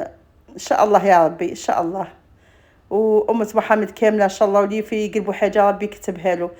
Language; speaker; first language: Arabic; native; Arabic